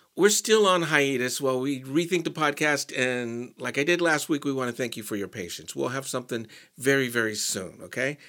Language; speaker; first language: English; native; English